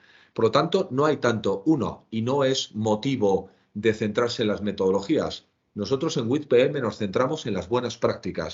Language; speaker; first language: Spanish; native; Spanish